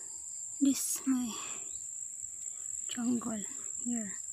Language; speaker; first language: English; non-native, learner; Filipino